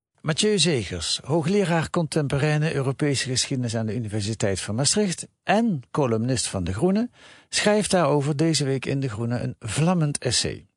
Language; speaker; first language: Dutch; native; Dutch